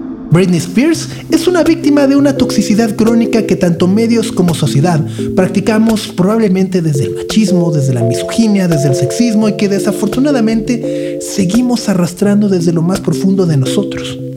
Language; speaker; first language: Spanish; native; Spanish